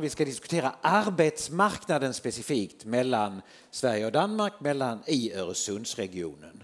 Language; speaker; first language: Swedish; native; Swedish